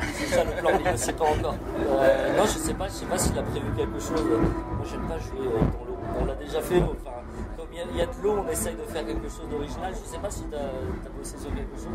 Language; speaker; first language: French; native; French